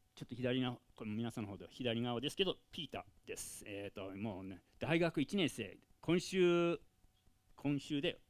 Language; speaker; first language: Japanese; non-native, fluent; English